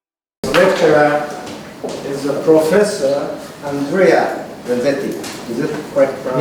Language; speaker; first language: English; non-native, learner; Japanese